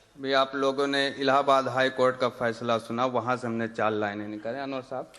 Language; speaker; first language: Urdu; native; Urdu